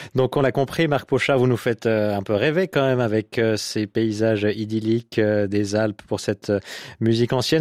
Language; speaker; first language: French; native; French